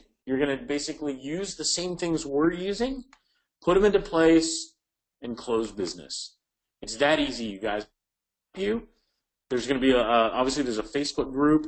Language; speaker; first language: English; native; English